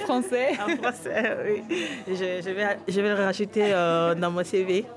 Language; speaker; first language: French; non-native, fluent; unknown